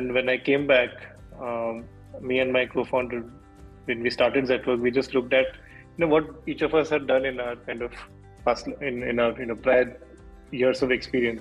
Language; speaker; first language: English; non-native, local second language; Odia